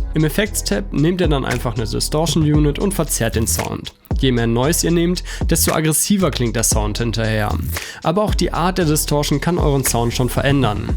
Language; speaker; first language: German; native; German